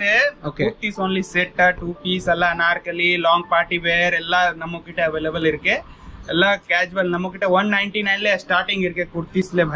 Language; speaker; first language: Tamil; non-native, learner; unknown